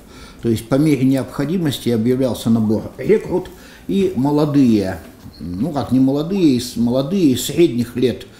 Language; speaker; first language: Russian; native; Russian